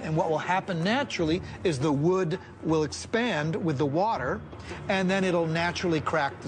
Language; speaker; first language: English; native; English